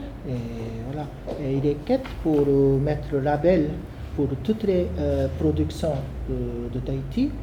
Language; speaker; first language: French; non-native, learner; Japanese